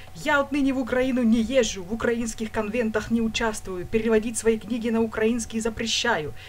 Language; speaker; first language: Russian; non-native, local second language; Ukrainian